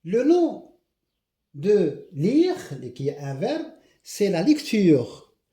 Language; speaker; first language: French; non-native, local second language; Arabic